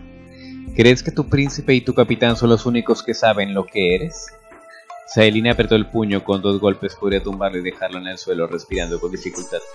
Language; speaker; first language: Spanish; native; Spanish